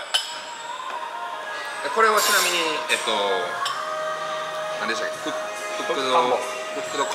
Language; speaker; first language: Japanese; native; Japanese